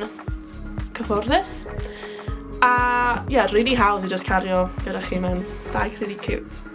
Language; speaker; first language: Welsh; non-native, local second language; English